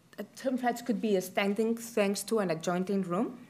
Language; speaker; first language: English; non-native, fluent; Spanish